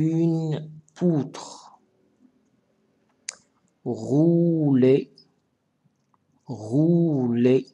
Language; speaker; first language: French; non-native, local second language; Arabic